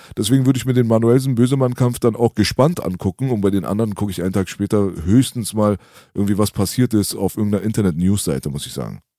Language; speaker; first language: German; early bilingual, other home language; Persian